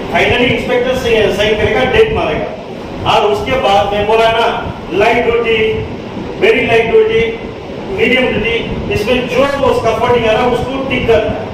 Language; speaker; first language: Hindi; non-native, local second language; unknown